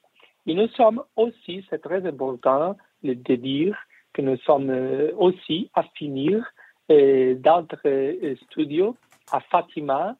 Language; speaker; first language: French; non-native, learner; Portuguese